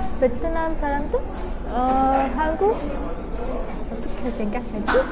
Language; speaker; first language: Korean; non-native, learner; Vietnamese